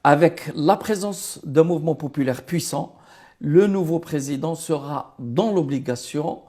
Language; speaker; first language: French; non-native, local second language; Arabic